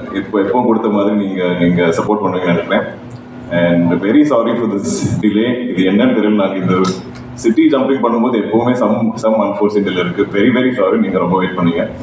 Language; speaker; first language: Tamil; non-native, local second language; Malayalam